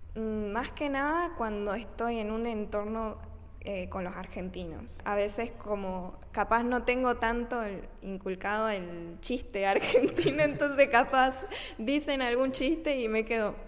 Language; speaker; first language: Spanish; early bilingual, other home language; Japanese